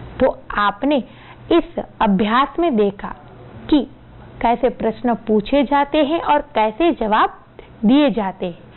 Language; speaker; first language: Hindi; non-native, local second language; Gujarati